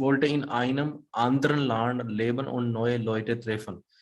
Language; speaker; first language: German; non-native, fluent; Urdu